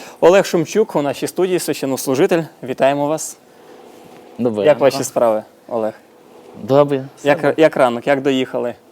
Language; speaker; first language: Ukrainian; native; Ukrainian